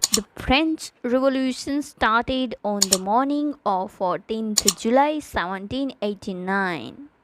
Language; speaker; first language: English; non-native, local second language; Gujarati